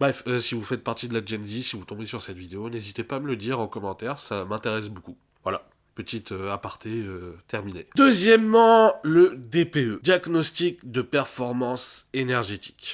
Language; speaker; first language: French; native; French